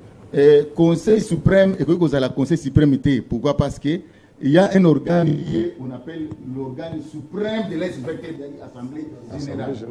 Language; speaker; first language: French; non-native, local second language; Lingala